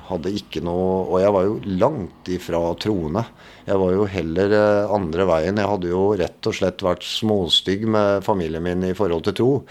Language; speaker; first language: Norwegian; native; Norwegian